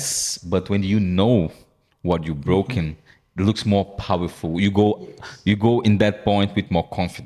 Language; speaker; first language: English; non-native, fluent; Portuguese